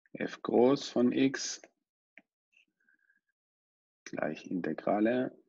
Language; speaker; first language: German; non-native, fluent; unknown